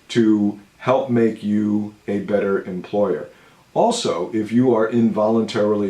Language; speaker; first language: English; native; English